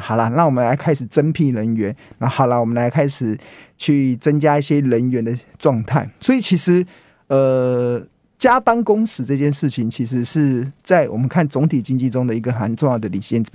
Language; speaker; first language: Chinese; native; Chinese